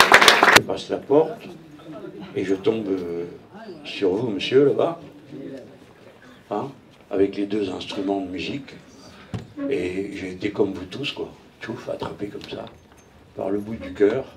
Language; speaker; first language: French; native; French